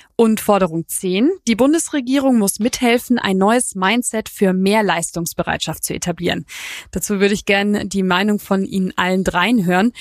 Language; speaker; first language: German; native; German